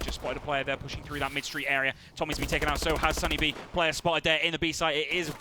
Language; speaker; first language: English; native; English